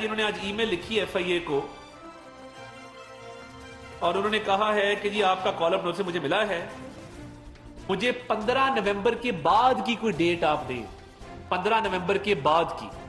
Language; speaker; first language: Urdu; non-native, local second language; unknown